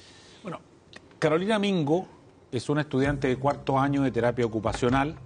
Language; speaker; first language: Spanish; native; Spanish